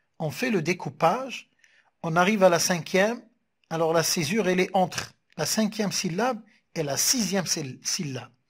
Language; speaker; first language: French; non-native, local second language; Arabic